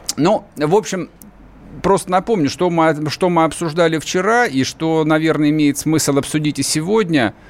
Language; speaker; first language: Russian; native; Russian